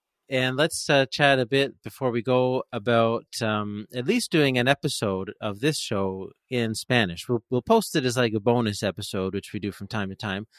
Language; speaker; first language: English; native; English